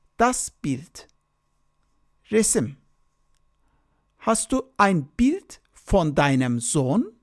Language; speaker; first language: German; non-native, fluent; Turkish